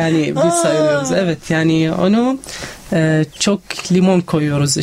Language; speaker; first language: Turkish; non-native, fluent; Arabic